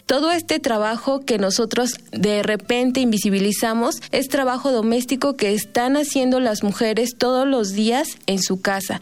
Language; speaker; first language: Spanish; native; Spanish